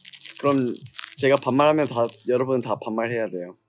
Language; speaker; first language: Korean; non-native, fluent; English